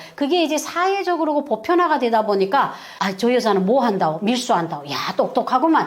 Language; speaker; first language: Korean; native; Korean